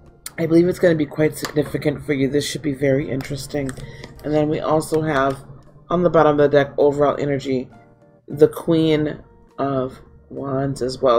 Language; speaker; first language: English; native; English